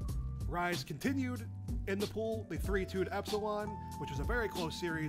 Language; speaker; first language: English; native; English